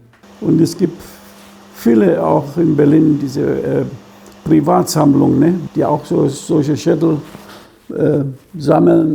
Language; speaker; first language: German; non-native, fluent; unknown